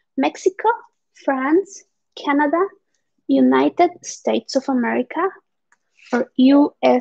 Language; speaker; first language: English; non-native, fluent; Spanish